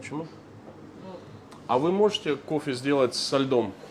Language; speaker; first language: Russian; native; Russian